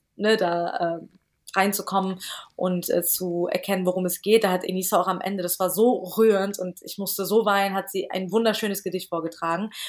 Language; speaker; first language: German; early bilingual, other home language; Persian